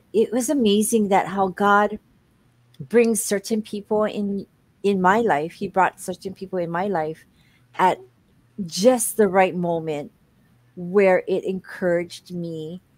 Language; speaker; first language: English; native; English